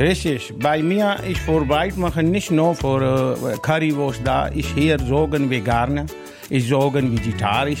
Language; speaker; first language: German; non-native, learner; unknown